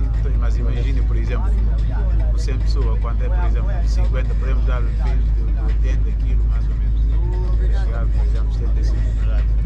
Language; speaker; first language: Portuguese; non-native, local second language; Upper Guinea Crioulo